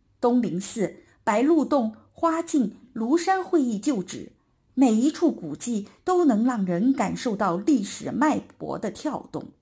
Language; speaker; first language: Chinese; native; Chinese